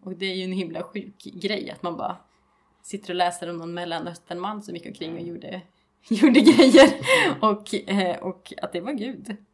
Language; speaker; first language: Swedish; native; Swedish